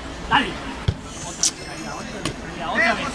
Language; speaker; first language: Spanish; native; Spanish